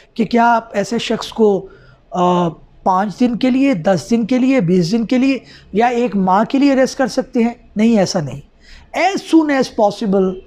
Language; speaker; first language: Urdu; non-native, local second language; Punjabi